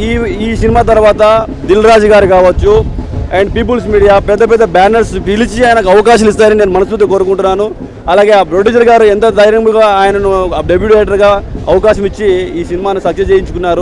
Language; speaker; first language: Telugu; native; Telugu